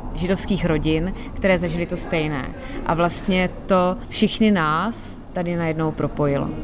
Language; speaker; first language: Czech; native; Czech